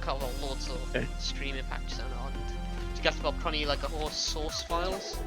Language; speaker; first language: Welsh; non-native, local second language; English